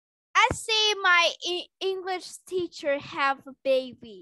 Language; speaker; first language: English; non-native, learner; Vietnamese